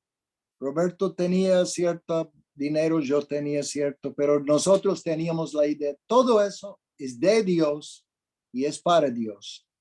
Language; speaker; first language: Spanish; non-native, fluent; English